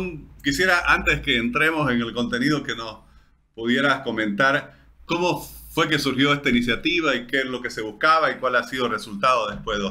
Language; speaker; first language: Spanish; native; Spanish